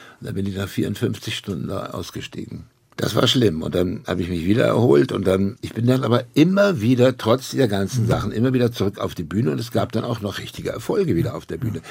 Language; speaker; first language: German; native; German